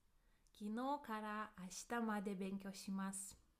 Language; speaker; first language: Japanese; non-native, fluent; English